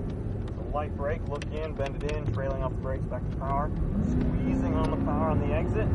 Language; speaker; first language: English; native; English